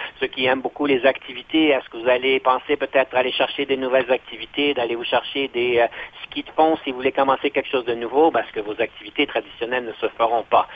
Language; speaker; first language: French; native; French